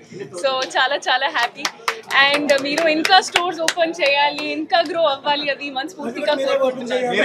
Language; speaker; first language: Telugu; non-native, local second language; Hindi